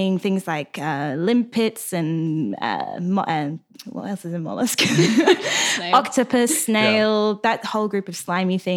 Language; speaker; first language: English; native; English